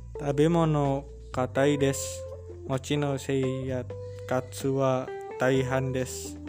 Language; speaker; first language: Japanese; non-native, learner; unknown